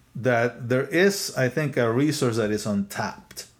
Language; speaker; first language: English; non-native, fluent; Spanish